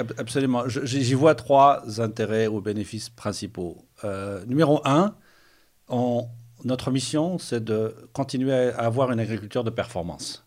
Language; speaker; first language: French; non-native, local second language; Arabic